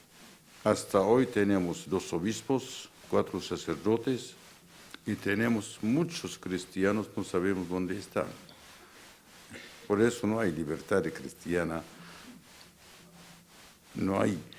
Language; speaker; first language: Spanish; non-native, fluent; Arabic